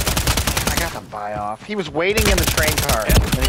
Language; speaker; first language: English; native; English